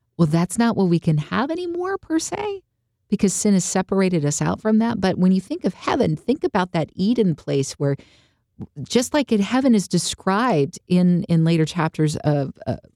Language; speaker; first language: English; native; English